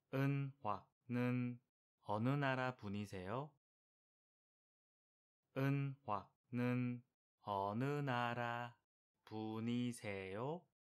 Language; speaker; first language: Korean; non-native, fluent; Vietnamese